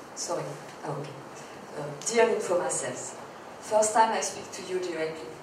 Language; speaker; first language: English; non-native, fluent; French